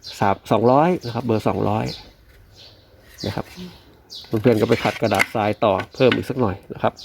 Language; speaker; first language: Thai; native; Thai